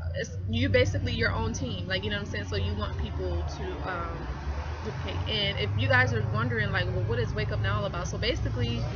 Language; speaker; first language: English; native; English